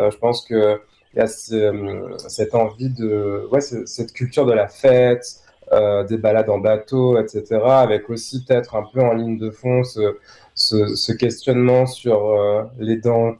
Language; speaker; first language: French; native; French